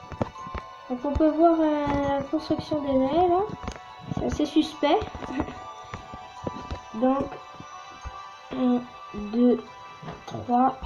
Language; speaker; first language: French; native; French